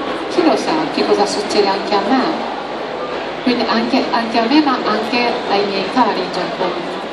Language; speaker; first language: Italian; non-native, fluent; Japanese